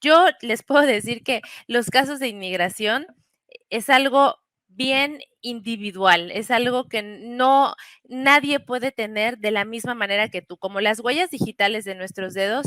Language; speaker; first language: Spanish; native; Spanish